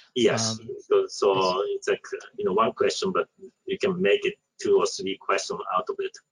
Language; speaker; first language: English; non-native, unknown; Japanese